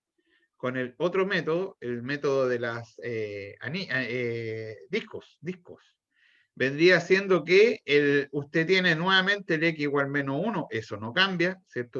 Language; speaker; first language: Spanish; native; Spanish